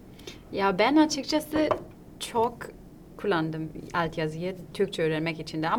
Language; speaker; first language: Turkish; non-native, fluent; German